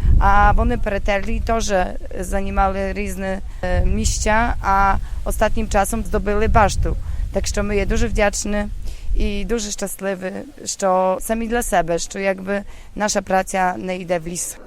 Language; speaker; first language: Polish; non-native, local second language; Ukrainian